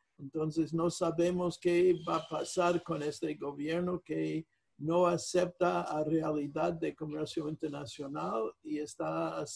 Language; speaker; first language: Portuguese; non-native, fluent; English